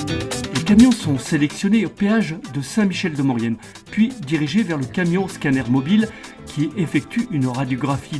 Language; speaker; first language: French; native; French